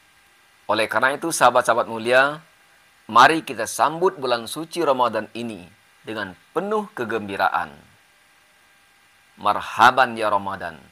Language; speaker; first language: Indonesian; native; Indonesian